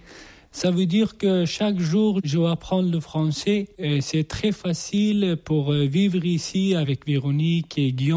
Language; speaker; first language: French; non-native, learner; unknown